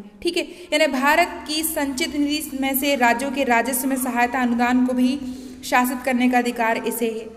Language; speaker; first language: Hindi; native; Hindi